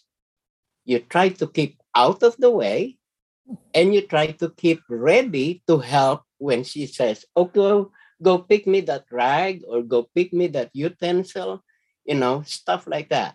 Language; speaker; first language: English; non-native, local second language; Filipino